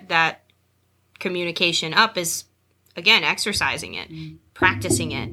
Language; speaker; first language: English; native; English